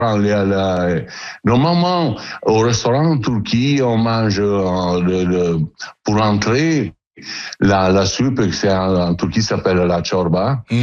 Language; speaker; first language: French; non-native, learner; Italian